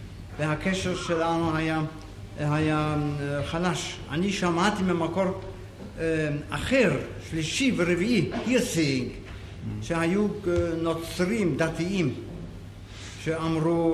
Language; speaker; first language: Hebrew; non-native, fluent; German